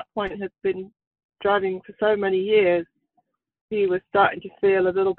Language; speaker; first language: English; native; English